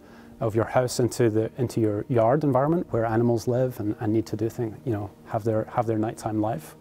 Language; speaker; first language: English; native; English